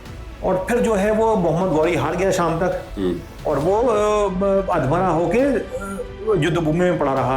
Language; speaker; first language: Hindi; native; Hindi